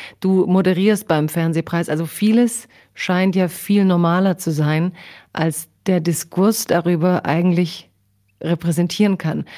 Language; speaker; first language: German; early bilingual, other home language; Croatian